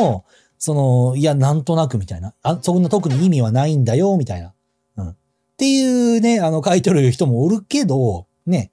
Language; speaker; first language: Japanese; native; Japanese